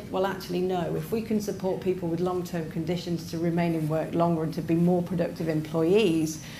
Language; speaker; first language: English; native; English